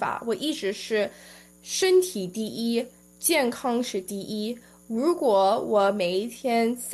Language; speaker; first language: Chinese; early bilingual, heritage; Chinese